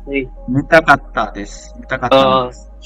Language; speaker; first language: Japanese; non-native, fluent; Hindi